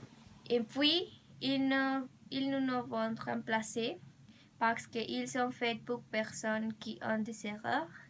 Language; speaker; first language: French; non-native, learner; Spanish